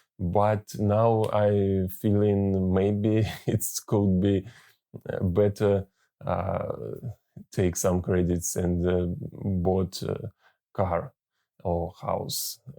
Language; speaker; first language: English; non-native, learner; Russian